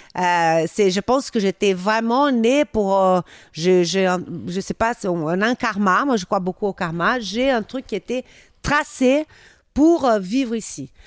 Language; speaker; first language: French; non-native, fluent; Portuguese